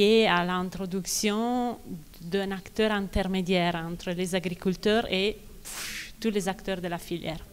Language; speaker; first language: French; non-native, fluent; Italian